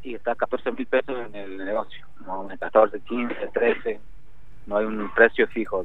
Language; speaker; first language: Spanish; native; Spanish